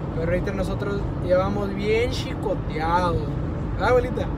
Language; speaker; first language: Spanish; early bilingual, heritage; Spanish